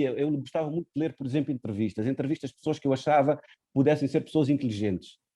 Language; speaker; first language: Portuguese; non-native, local second language; Kabuverdianu